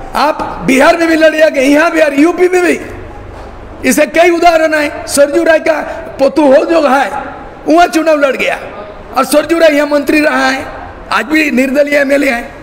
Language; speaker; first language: Hindi; non-native, local second language; Santali